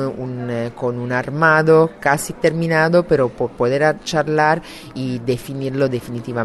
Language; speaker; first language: Spanish; non-native, fluent; Italian